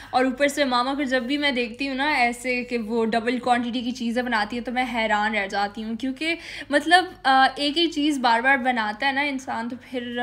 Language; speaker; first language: Urdu; native; Urdu